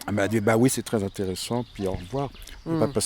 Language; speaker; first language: French; native; French